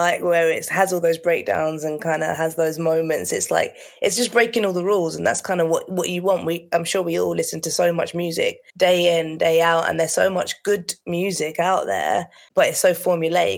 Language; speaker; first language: English; native; English